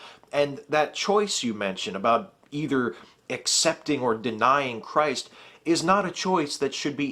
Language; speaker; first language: English; native; English